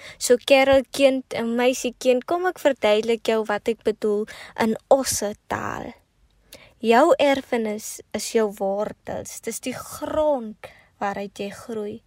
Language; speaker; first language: Afrikaans; native; Afrikaans